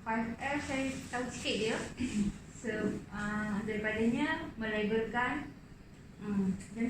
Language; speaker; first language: Malay; native; Malay